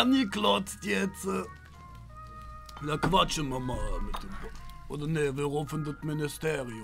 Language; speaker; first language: German; native; German